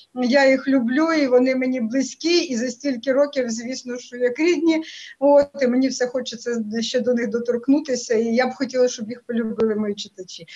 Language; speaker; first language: Ukrainian; native; Ukrainian